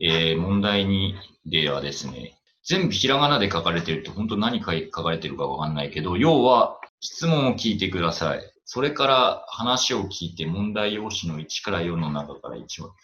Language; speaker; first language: Japanese; native; Japanese